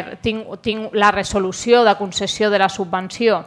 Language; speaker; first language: Catalan; native; Catalan